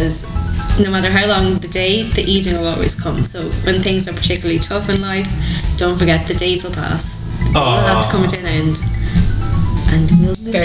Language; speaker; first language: English; native; English